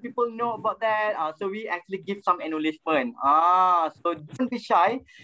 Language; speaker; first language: English; non-native, local second language; Malay